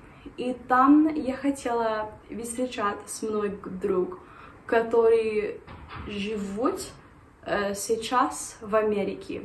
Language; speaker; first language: Russian; non-native, learner; English